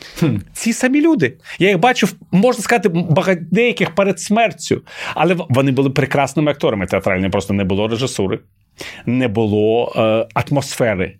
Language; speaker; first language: Ukrainian; non-native, local second language; Russian